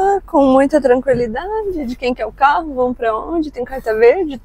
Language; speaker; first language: Portuguese; native; Portuguese